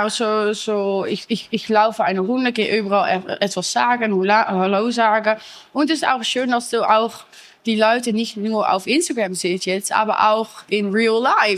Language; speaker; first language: German; non-native, learner; Dutch